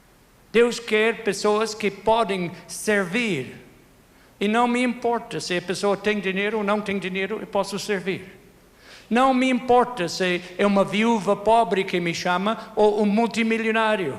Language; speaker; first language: Portuguese; non-native, fluent; English